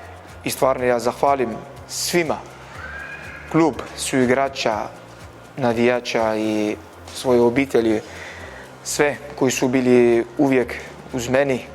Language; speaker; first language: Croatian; non-native, learner; Arabic